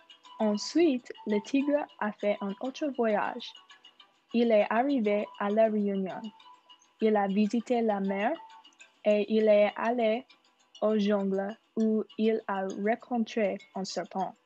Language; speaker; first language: French; non-native, learner; English